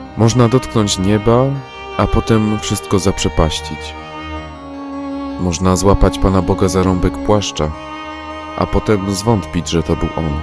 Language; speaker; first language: Polish; native; Polish